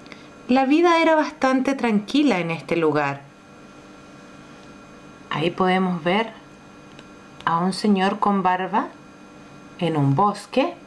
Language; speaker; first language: Spanish; native; Spanish